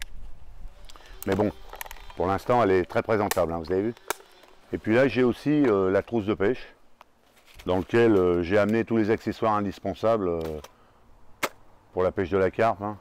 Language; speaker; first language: French; native; French